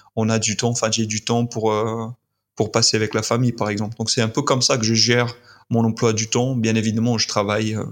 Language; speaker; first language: French; non-native, fluent; English